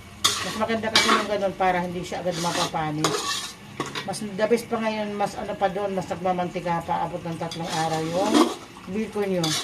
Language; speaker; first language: Filipino; non-native, local second language; Waray